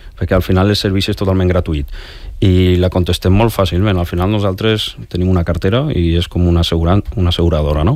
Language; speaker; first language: Catalan; native; Catalan